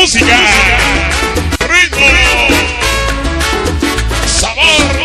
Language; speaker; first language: Spanish; native; Spanish